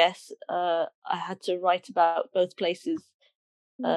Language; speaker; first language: English; native; English